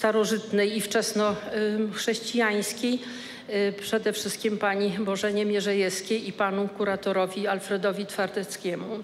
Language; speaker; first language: Polish; native; Polish